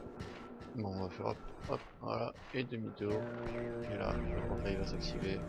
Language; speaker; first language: French; native; French